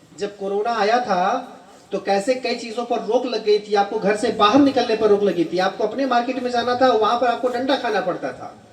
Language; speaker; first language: Hindi; native; Hindi